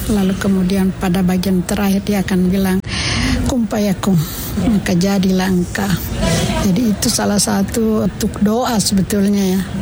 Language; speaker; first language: Indonesian; non-native, local second language; Buginese